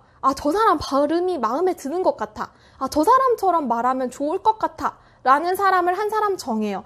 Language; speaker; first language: Korean; native; Korean